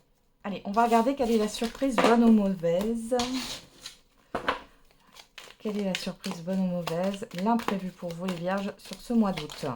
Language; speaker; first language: French; native; French